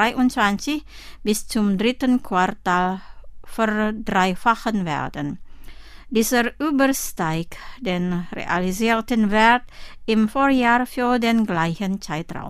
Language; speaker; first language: German; non-native, fluent; Indonesian